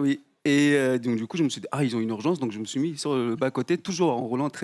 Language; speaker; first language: French; native; French